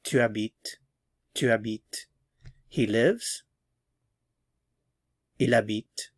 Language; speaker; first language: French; non-native, fluent; English